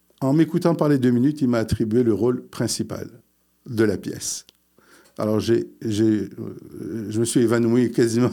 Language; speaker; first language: French; early bilingual, other home language; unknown